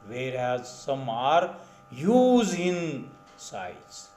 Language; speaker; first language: English; non-native, local second language; Marathi